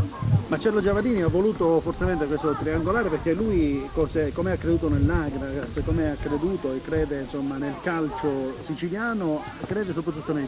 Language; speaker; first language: Italian; native; Italian